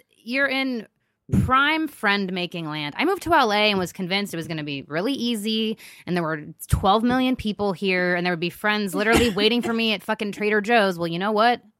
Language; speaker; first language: English; native; English